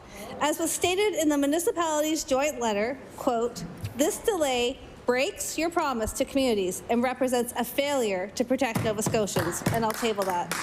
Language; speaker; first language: English; native; English